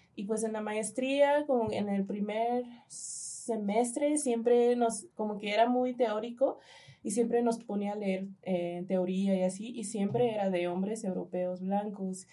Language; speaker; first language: Spanish; early bilingual, heritage; Spanish